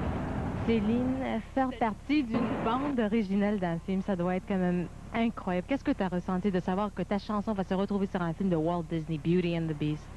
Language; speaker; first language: French; native; French